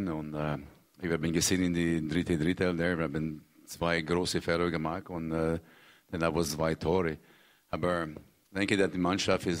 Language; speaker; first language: German; non-native, fluent; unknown